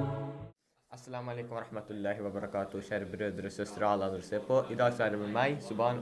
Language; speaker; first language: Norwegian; early bilingual, other home language; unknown